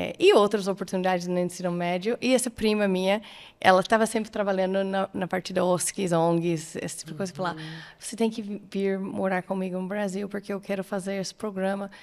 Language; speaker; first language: Portuguese; non-native, fluent; English